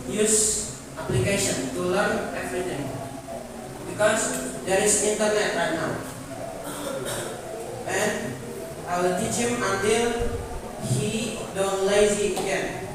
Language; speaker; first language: English; non-native, learner; Indonesian